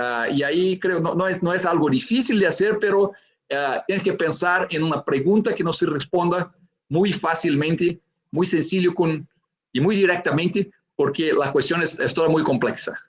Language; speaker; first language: Spanish; non-native, fluent; Portuguese